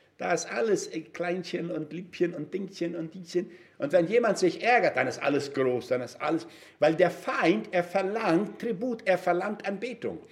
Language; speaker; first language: German; non-native, fluent; Portuguese